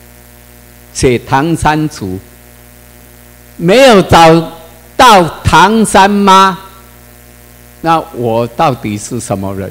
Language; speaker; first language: Chinese; non-native, local second language; Min Nan Chinese